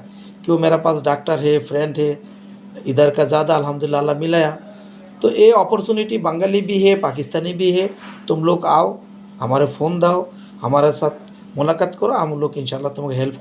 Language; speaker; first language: Hindi; non-native, fluent; Bangla